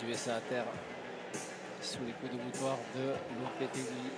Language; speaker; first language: French; native; French